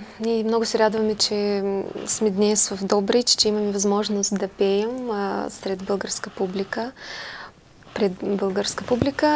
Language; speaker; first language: Bulgarian; early bilingual, heritage; Bulgarian